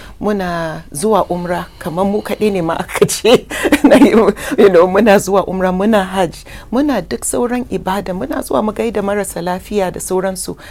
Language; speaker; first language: Hausa; non-native, local second language; English